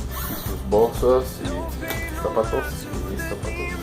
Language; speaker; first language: Spanish; non-native, learner; English